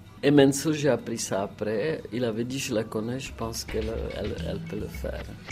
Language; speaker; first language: French; non-native, fluent; Czech